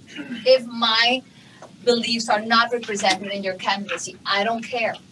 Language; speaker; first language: English; non-native, fluent; Spanish